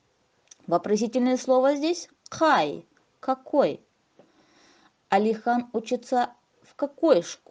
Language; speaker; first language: Russian; non-native, local second language; Kazakh